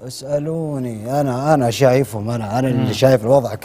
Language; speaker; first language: Arabic; native; Arabic